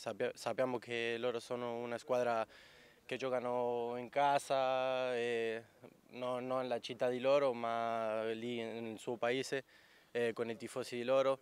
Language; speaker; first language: Italian; non-native, fluent; Spanish